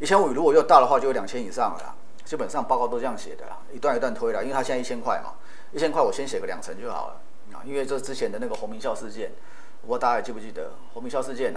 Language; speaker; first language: Chinese; native; Chinese